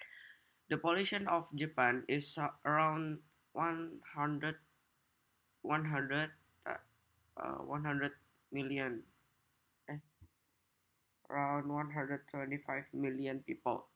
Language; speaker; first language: English; non-native, learner; Indonesian